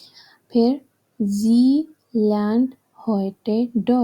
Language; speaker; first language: German; non-native, fluent; Urdu